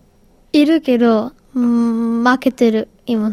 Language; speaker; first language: Japanese; early bilingual, heritage; Japanese